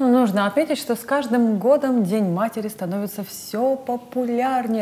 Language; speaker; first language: Russian; native; Russian